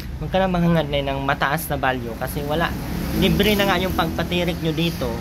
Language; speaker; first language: Filipino; native; Filipino